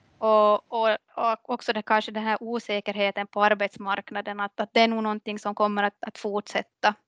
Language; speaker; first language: Swedish; native; Swedish